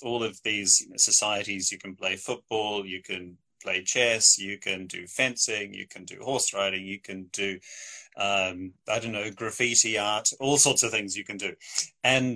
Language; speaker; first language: English; native; English